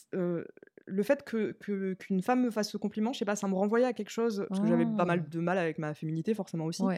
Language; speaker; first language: French; native; French